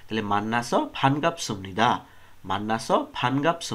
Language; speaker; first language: Korean; non-native, learner; Bangla